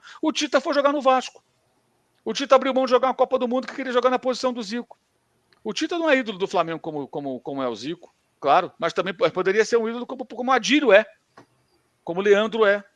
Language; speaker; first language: Portuguese; native; Portuguese